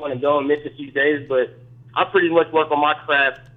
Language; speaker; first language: English; native; English